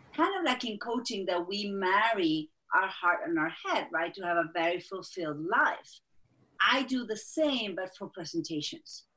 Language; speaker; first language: English; non-native, fluent; Spanish